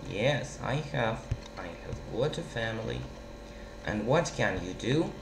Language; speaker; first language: English; non-native, fluent; Russian